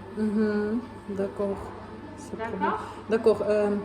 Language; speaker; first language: French; non-native, learner; Ukrainian